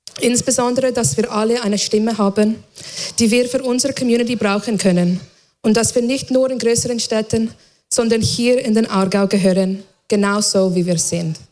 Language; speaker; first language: German; non-native, fluent; English